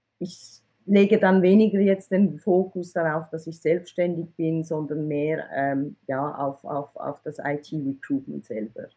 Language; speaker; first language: German; early bilingual, other home language; Persian